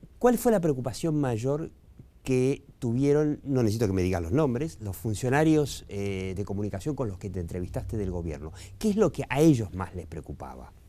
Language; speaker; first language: Spanish; native; Spanish